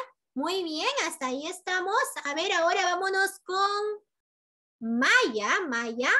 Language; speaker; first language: Spanish; native; Spanish